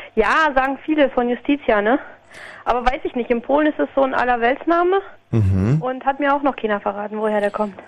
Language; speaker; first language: German; non-native, fluent; Polish